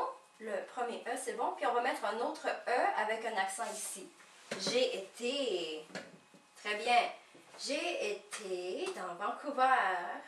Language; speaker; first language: French; native; French